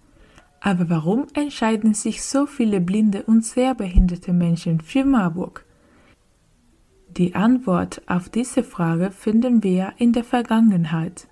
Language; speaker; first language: German; non-native, learner; Spanish